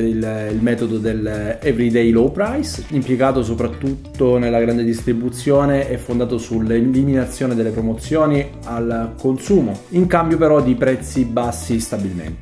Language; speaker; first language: Italian; native; Italian